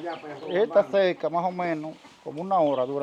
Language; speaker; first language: Spanish; native; Spanish